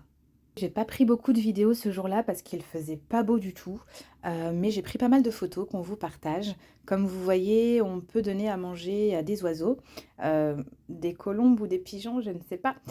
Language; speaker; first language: French; native; French